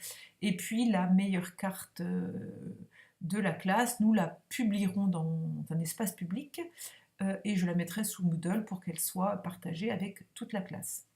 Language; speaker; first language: French; native; French